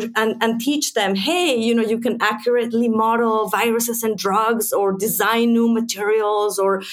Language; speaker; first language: English; non-native, fluent; Spanish